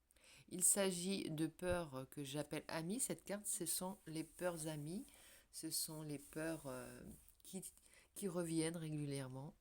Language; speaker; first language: French; native; French